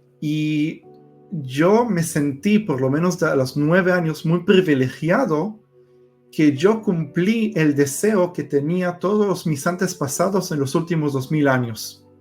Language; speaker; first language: Spanish; early bilingual, heritage; Hebrew